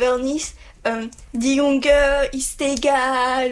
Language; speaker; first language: German; non-native, learner; French